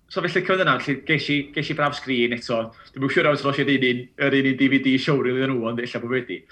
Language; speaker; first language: Welsh; native; Welsh